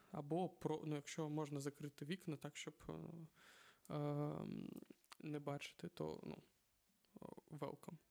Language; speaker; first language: Ukrainian; non-native, local second language; Russian